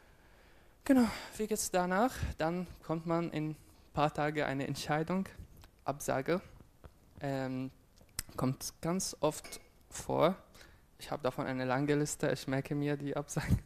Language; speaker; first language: German; non-native, fluent; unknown